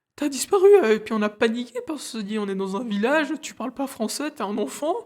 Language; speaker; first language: French; early bilingual, other home language; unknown